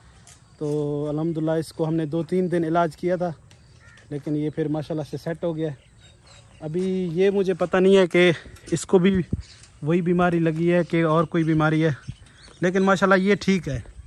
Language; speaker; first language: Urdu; non-native, local second language; Saraiki